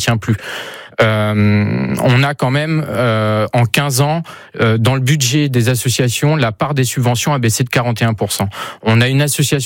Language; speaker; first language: French; native; French